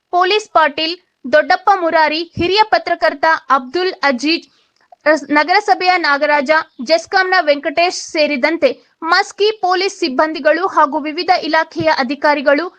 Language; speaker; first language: Kannada; native; Kannada